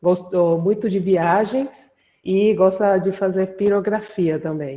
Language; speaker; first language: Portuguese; non-native, fluent; Spanish